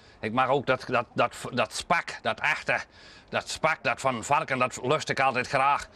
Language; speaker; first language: Dutch; non-native, local second language; Western Frisian